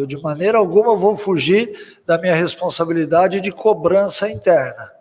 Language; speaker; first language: Portuguese; native; Portuguese